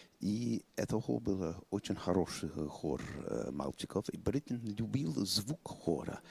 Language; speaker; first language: Russian; non-native, fluent; English